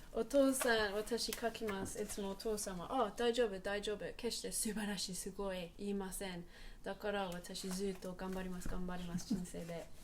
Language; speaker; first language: Japanese; non-native, learner; English